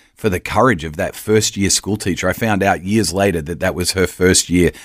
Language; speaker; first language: English; native; English